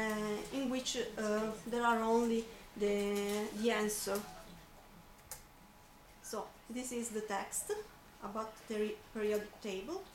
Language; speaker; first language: English; non-native, fluent; Italian